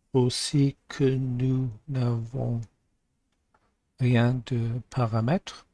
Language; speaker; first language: French; non-native, learner; English